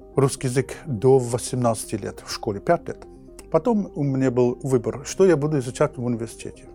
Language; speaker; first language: Russian; non-native, fluent; English